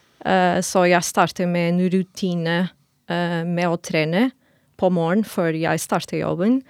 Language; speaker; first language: Norwegian; non-native, fluent; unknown